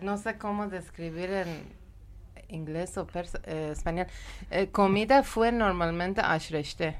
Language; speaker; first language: Spanish; non-native, learner; Persian